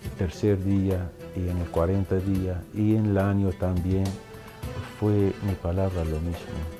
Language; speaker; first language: Spanish; non-native, fluent; Arabic